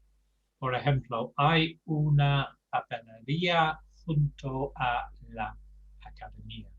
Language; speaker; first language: Spanish; non-native, fluent; English